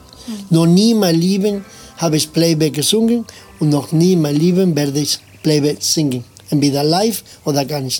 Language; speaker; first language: German; non-native, fluent; Spanish